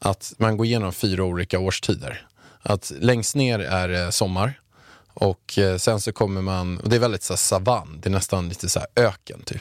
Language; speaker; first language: Swedish; native; Swedish